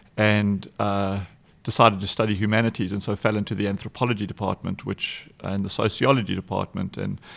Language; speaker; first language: English; native; English